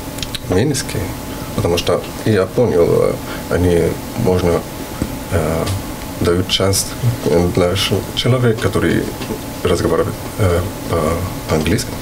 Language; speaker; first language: Russian; non-native, learner; Arabic